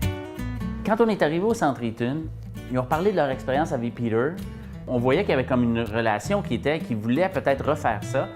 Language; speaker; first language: French; native; French